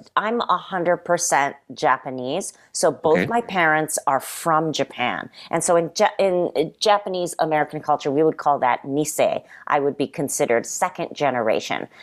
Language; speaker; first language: English; native; English